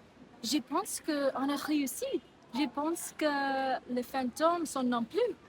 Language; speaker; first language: French; non-native, learner; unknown